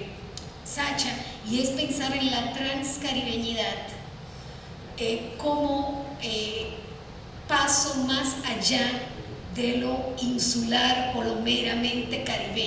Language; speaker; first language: Spanish; native; Spanish